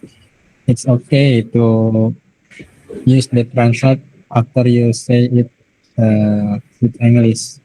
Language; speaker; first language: English; non-native, learner; Indonesian